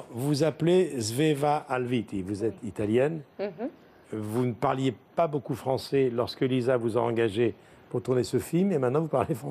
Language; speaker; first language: French; native; French